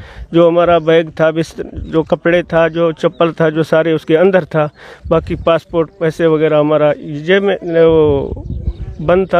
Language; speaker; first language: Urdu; non-native, local second language; Baluchi